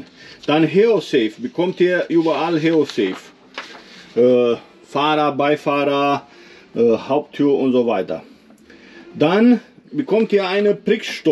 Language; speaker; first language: German; non-native, fluent; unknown